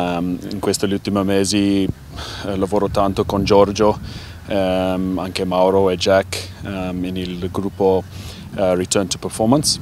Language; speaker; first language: Italian; non-native, learner; English